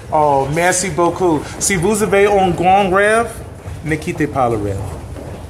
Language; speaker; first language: French; non-native, learner; English